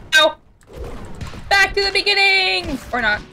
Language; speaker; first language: English; native; English